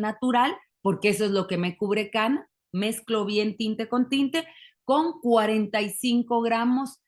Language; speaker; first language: Spanish; native; Spanish